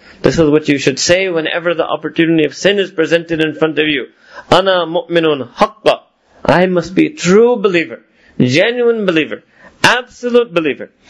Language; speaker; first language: English; early bilingual, other home language; Urdu